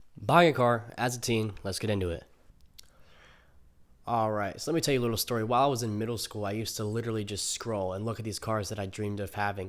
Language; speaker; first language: English; native; English